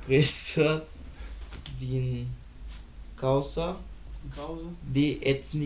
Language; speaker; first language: Romanian; non-native, learner; German